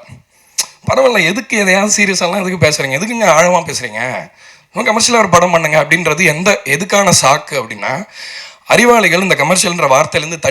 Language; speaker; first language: Tamil; native; Tamil